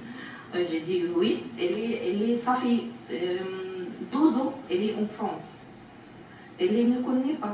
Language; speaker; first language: French; non-native, learner; Arabic